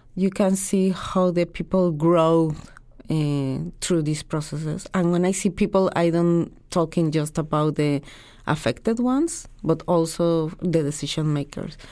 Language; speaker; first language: English; non-native, fluent; Spanish